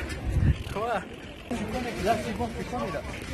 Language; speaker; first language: French; native; French